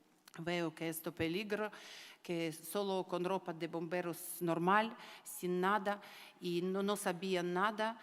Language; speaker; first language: Spanish; non-native, learner; Ukrainian